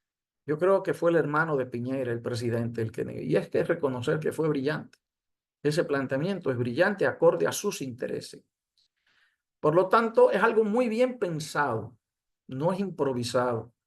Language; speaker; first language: Spanish; native; Spanish